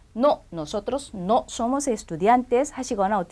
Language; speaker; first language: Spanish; non-native, fluent; Korean